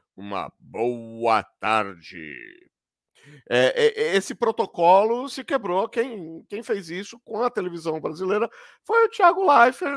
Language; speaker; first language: Portuguese; native; Portuguese